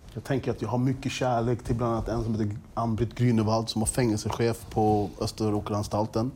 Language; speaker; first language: Swedish; early bilingual, other home language; English